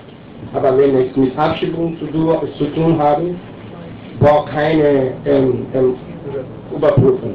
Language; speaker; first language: German; non-native, learner; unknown